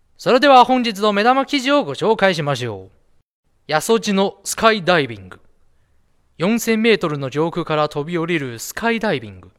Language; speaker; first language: Japanese; non-native, fluent; Chinese